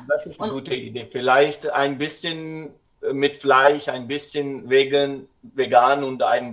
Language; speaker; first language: German; non-native, learner; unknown